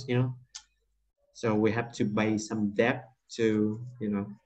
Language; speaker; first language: English; non-native, learner; Vietnamese